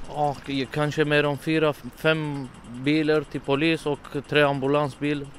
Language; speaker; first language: Swedish; non-native, learner; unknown